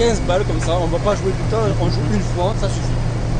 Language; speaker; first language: French; native; French